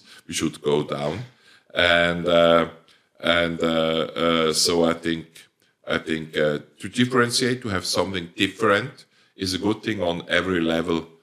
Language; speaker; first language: English; non-native, fluent; German